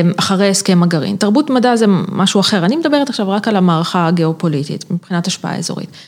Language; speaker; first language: Hebrew; native; Hebrew